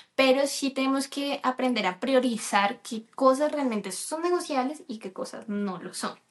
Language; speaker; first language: Spanish; native; Spanish